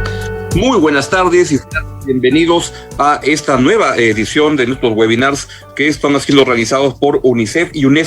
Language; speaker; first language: Spanish; native; Spanish